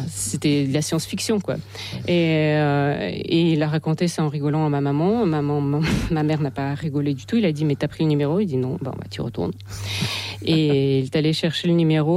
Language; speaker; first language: French; non-native, fluent; Russian